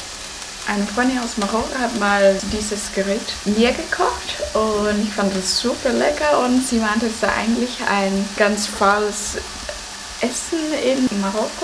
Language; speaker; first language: German; non-native, learner; Cantonese